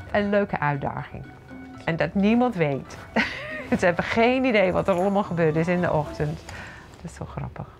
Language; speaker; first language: Dutch; non-native, fluent; English